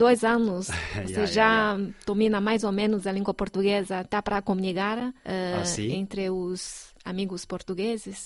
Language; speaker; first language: Portuguese; non-native, fluent; Chinese